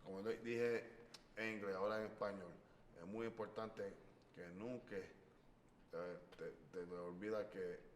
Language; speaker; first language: Spanish; early bilingual, other home language; English